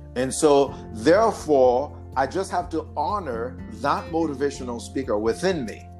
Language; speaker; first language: English; non-native, fluent; Haitian Creole